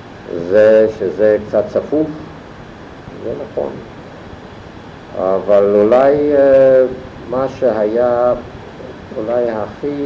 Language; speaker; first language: Hebrew; non-native, fluent; German